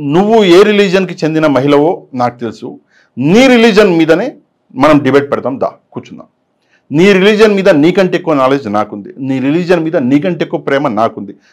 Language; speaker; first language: Telugu; native; Telugu